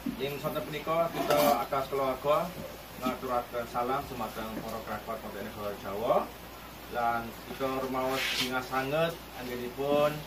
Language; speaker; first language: Javanese; native; Javanese